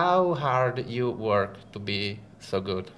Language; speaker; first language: English; non-native, learner; Italian